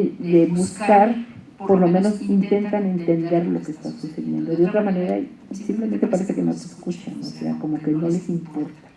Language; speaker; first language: Spanish; native; Spanish